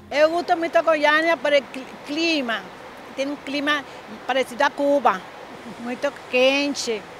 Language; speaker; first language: Portuguese; non-native, learner; Spanish